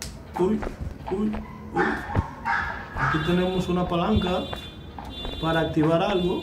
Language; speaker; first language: Spanish; native; Spanish